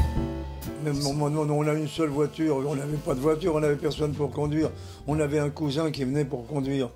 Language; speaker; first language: French; native; French